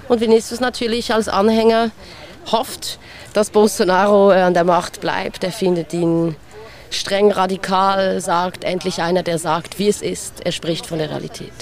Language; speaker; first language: German; native; German